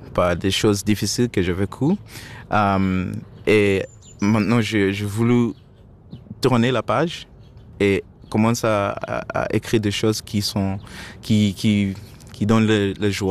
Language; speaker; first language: French; non-native, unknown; Shona